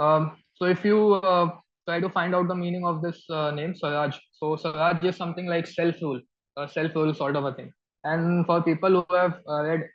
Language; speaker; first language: English; non-native, local second language; Hindi